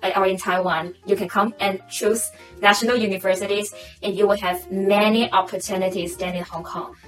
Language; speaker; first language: English; non-native, local second language; Cantonese